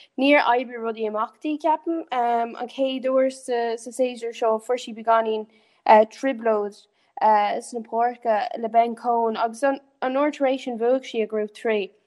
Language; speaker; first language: Irish; non-native, local second language; English